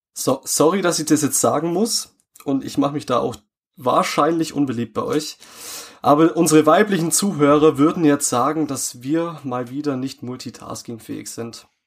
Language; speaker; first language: German; native; German